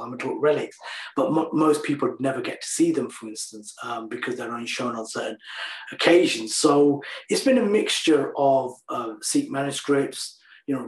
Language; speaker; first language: English; native; English